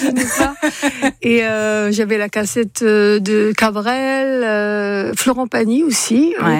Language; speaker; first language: French; non-native, local second language; Arabic